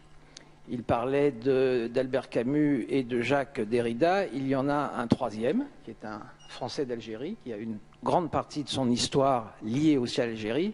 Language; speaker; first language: French; native; French